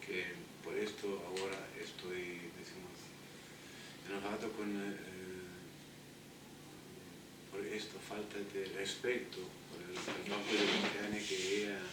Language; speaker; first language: Spanish; non-native, fluent; Italian